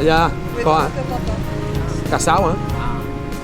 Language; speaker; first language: Vietnamese; non-native, learner; Portuguese